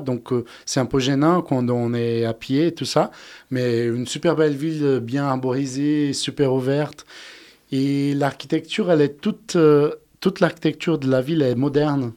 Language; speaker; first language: French; non-native, fluent; Portuguese